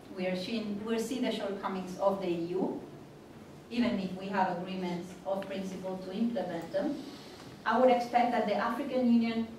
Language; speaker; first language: English; non-native, fluent; Spanish